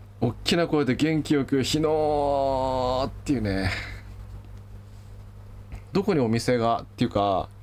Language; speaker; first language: Japanese; native; Japanese